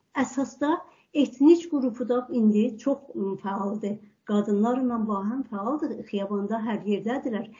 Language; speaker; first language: Azerbaijani; native; Azerbaijani